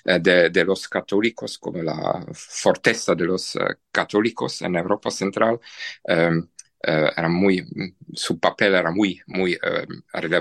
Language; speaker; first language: Spanish; non-native, fluent; Czech